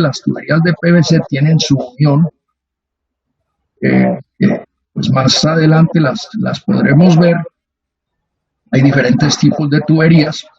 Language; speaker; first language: Spanish; native; Spanish